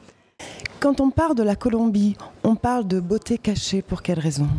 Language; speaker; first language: French; native; French